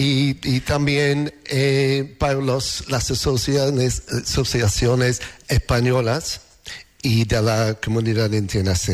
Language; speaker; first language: Spanish; non-native, learner; English